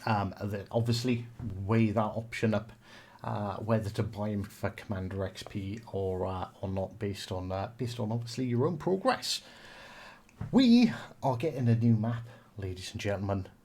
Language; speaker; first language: English; native; English